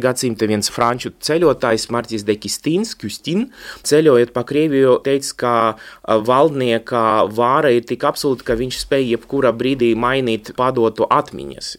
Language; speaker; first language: Latvian; non-native, local second language; Russian